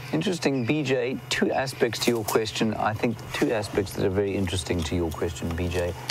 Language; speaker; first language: English; native; English